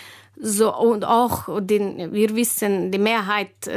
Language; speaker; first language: German; non-native, learner; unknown